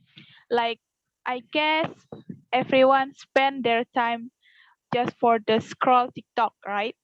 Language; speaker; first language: English; non-native, learner; Indonesian